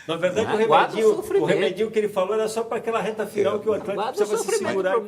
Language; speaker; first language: Portuguese; native; Portuguese